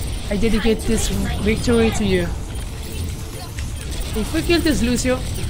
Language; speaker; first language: English; non-native, learner; Italian